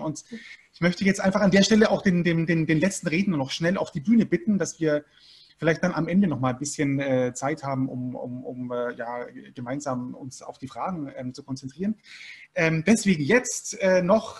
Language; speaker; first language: German; native; German